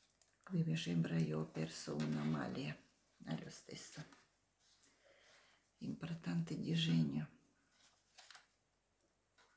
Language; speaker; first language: Italian; non-native, learner; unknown